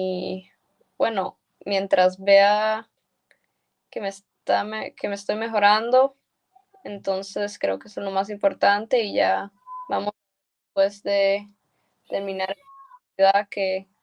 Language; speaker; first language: Spanish; early bilingual, heritage; Spanish